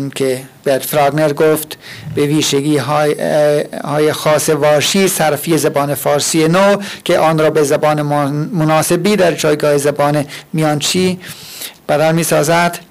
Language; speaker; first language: Persian; non-native, fluent; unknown